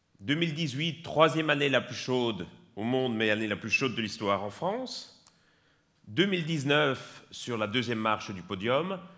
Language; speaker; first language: French; native; French